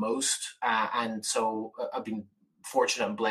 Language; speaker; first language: English; native; English